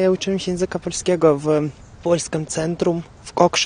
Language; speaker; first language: Polish; non-native, learner; Russian